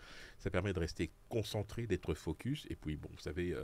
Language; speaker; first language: French; native; French